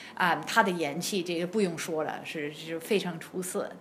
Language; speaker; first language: Chinese; non-native, fluent; German